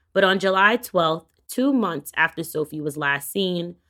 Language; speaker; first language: English; native; English